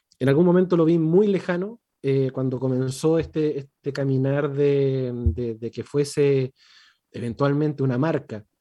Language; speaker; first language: Spanish; native; Spanish